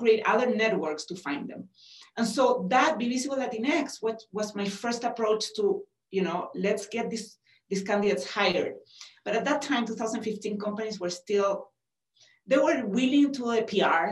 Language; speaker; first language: English; non-native, fluent; Spanish